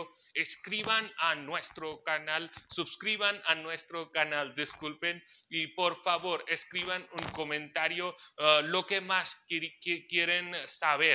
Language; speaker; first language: Spanish; non-native, fluent; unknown